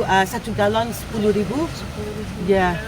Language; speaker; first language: Indonesian; non-native, learner; English